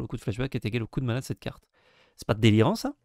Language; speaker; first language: French; native; French